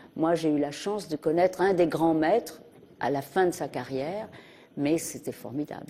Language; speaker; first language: French; early bilingual, heritage; French